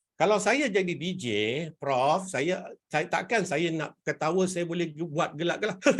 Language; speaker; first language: Malay; native; Malay